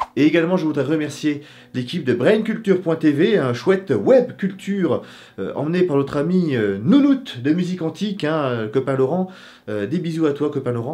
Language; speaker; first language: French; native; French